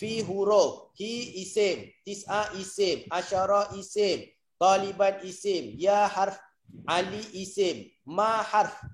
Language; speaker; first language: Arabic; non-native, fluent; Malay